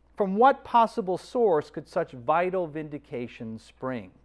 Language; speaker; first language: English; native; English